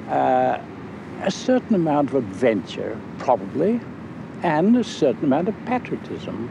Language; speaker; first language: English; native; English